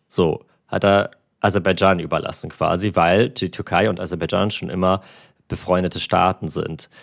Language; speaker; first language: German; early bilingual, other home language; Armenian